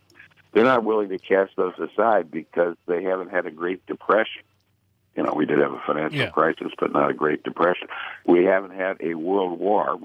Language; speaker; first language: English; native; English